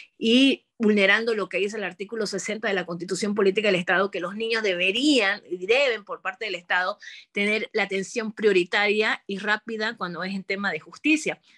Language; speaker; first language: Spanish; native; Spanish